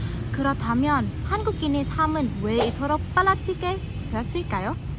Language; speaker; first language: Korean; non-native, fluent; Vietnamese